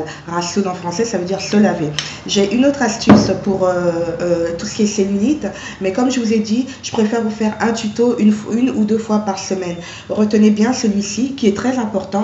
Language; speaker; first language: French; native; French